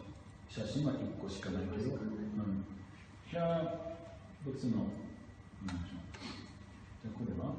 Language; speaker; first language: Japanese; non-native, fluent; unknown